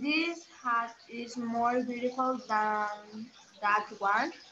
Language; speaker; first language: English; non-native, learner; Spanish